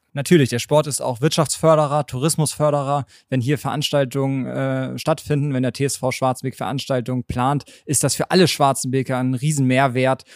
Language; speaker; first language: German; native; German